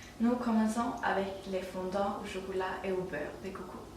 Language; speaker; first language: French; non-native, learner; Swedish